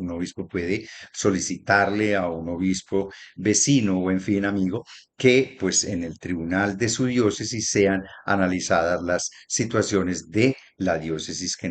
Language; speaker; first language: Spanish; native; Spanish